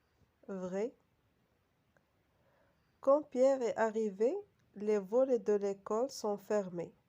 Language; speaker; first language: French; non-native, local second language; Arabic